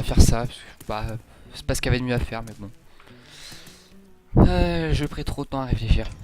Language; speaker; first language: French; native; French